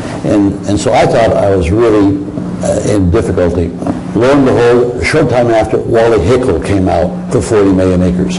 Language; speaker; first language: English; native; English